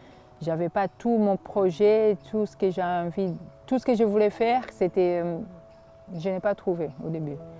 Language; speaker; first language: French; non-native, fluent; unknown